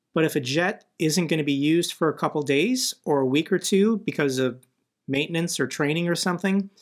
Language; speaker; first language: English; native; English